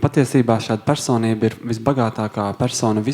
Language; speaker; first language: Latvian; native; Latvian